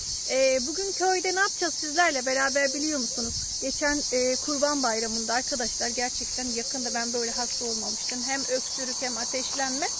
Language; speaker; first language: Turkish; native; Turkish